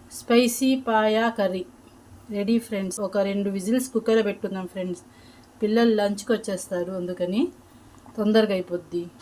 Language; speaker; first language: Telugu; non-native, local second language; Urdu